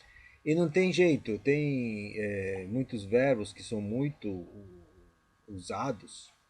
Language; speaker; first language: Portuguese; non-native, fluent; Italian